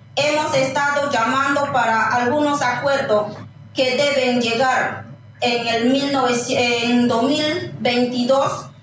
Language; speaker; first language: Spanish; non-native, local second language; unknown